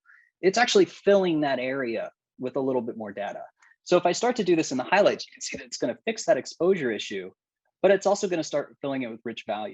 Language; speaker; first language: English; native; English